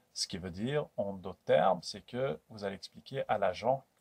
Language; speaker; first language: French; non-native, local second language; Kabyle